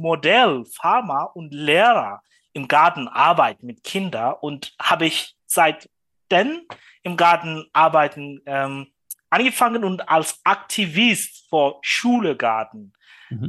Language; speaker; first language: German; non-native, learner; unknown